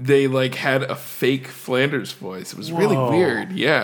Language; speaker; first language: English; native; English